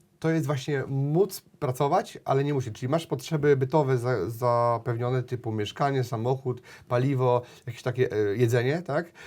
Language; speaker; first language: Polish; native; Polish